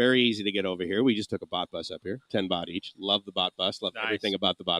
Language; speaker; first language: English; native; English